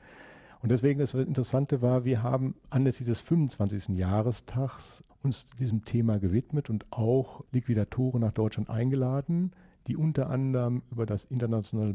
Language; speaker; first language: German; native; German